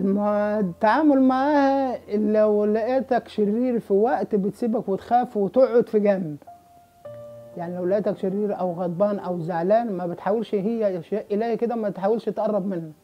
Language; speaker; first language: Arabic; native; Arabic